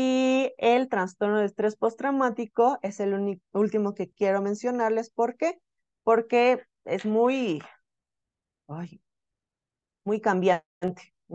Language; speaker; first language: Spanish; native; Spanish